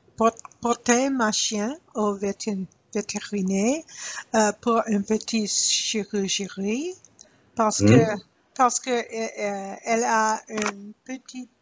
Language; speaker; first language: French; non-native, learner; English